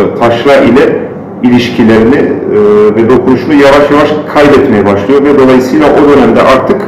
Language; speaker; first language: Turkish; non-native, fluent; Bosnian